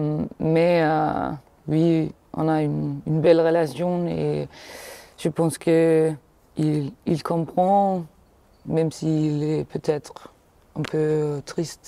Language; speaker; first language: French; non-native, fluent; Danish